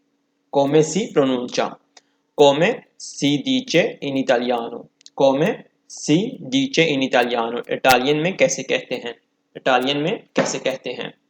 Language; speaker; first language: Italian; non-native, fluent; Urdu